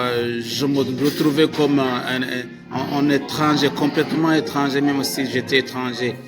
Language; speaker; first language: French; non-native, local second language; Kinyarwanda